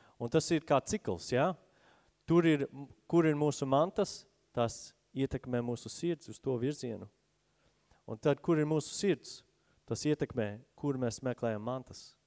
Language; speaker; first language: Latvian; non-native, fluent; English